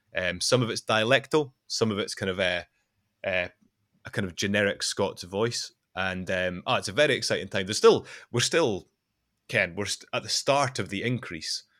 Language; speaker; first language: English; non-native, local second language; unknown